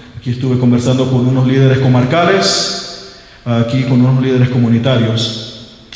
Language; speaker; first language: Spanish; non-native, local second language; English